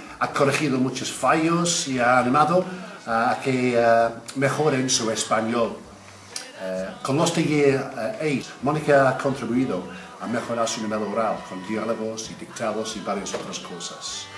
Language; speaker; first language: Spanish; non-native, fluent; English